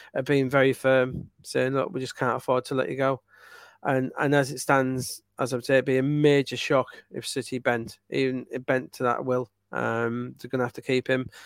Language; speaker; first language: English; native; English